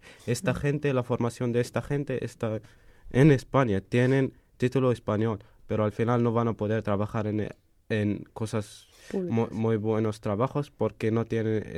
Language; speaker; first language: Spanish; non-native, fluent; Arabic